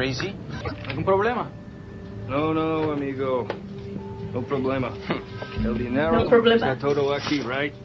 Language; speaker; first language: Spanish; non-native, learner; English